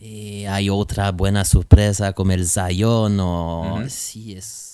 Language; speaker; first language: Spanish; non-native, learner; French